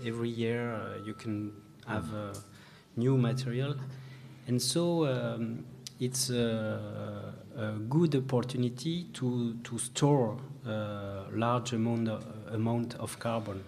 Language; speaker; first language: English; non-native, learner; French